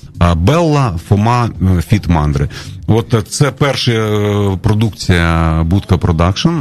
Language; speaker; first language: Ukrainian; non-native, local second language; Russian